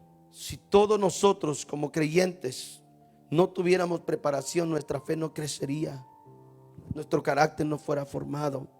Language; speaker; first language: Spanish; native; Spanish